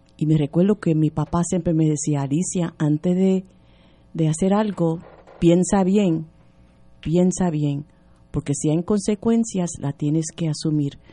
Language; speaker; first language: Spanish; early bilingual, heritage; Spanish